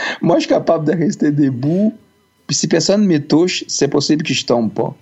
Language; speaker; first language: French; native; French